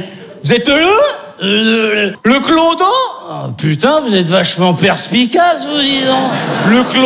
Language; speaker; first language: French; native; French